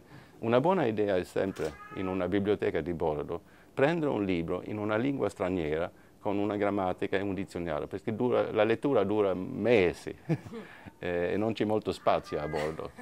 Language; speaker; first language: Italian; non-native, fluent; Swedish